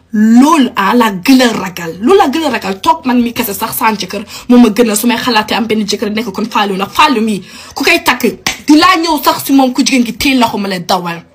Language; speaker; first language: Wolof; early bilingual, heritage; Wolof